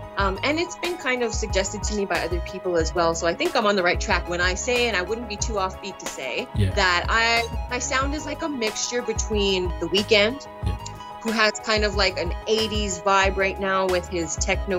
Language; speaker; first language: English; native; English